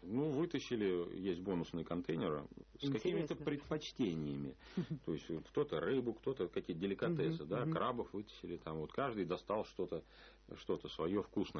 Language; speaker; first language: Russian; native; Russian